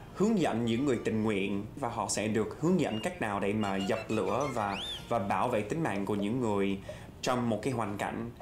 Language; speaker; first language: Vietnamese; non-native, fluent; English